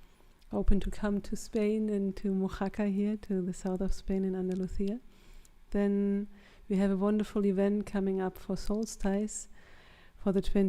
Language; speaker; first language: English; non-native, fluent; German